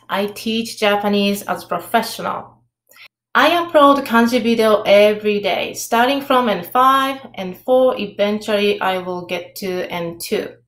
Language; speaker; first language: English; non-native, fluent; Japanese